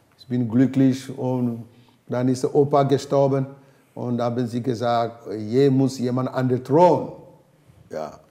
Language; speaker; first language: German; non-native, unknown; Ewe